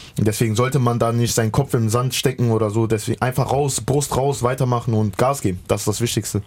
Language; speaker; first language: German; native; German